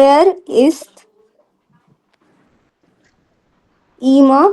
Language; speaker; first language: German; non-native, learner; Hindi